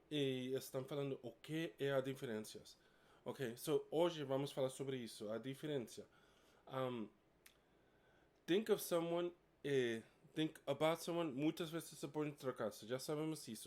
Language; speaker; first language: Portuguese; non-native, fluent; English